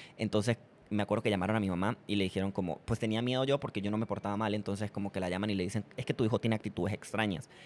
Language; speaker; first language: Spanish; native; Spanish